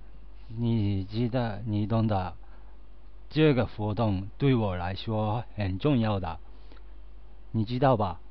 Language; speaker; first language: Chinese; non-native, learner; Japanese